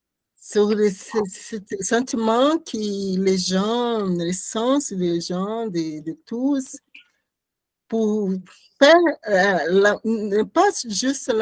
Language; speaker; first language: French; non-native, learner; Portuguese